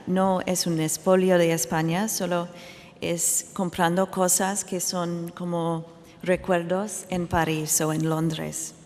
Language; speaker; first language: Spanish; non-native, fluent; English